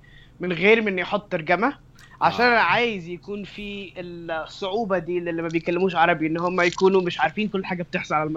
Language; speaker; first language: Arabic; native; Arabic